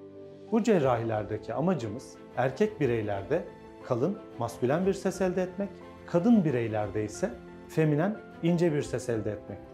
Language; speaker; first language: Turkish; native; Turkish